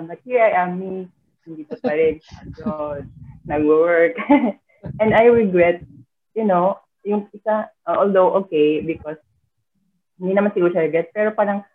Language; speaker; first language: Filipino; non-native, local second language; Cebuano